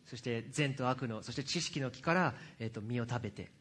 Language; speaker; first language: Japanese; native; Japanese